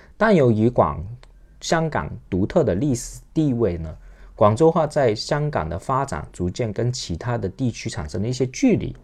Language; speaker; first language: Chinese; non-native, local second language; Cantonese